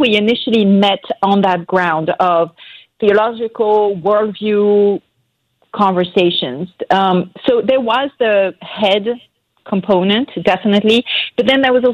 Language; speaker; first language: English; non-native, fluent; French